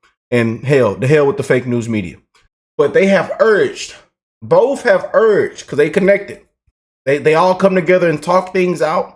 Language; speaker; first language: English; native; English